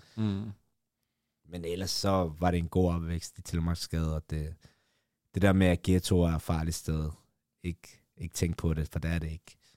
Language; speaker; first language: Danish; early bilingual, other home language; Kurdish